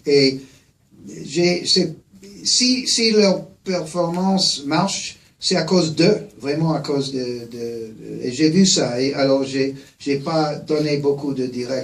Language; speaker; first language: French; non-native, fluent; English